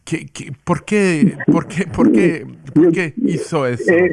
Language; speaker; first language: Spanish; non-native, learner; English